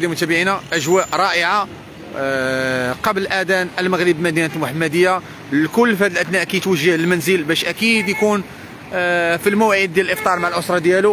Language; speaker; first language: Arabic; native; Arabic